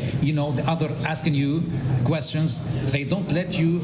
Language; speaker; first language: English; non-native, learner; Arabic